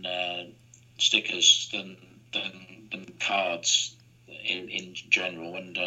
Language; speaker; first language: English; native; English